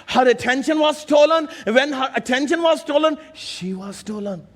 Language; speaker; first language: English; non-native, local second language; Urdu